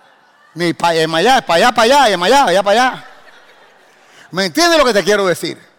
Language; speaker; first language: Spanish; native; Spanish